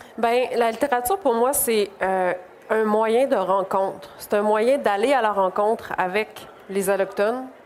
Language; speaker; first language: French; native; French